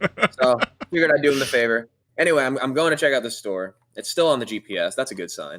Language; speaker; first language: English; native; English